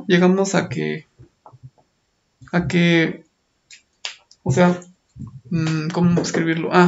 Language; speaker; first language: Spanish; native; Spanish